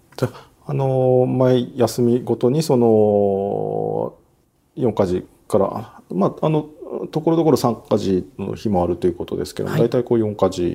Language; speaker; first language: Japanese; native; Japanese